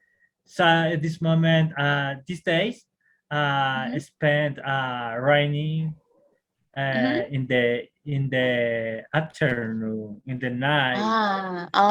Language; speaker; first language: English; non-native, learner; Spanish